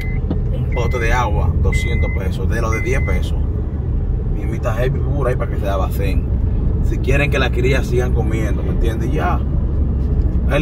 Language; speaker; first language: Spanish; native; Spanish